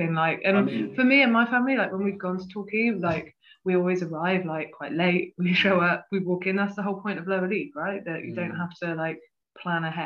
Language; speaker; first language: English; native; English